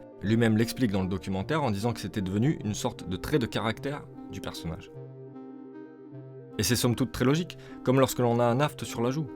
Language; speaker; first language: French; native; French